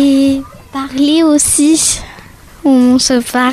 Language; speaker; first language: French; native; French